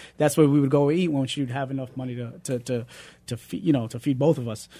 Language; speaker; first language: English; early bilingual, other home language; Spanish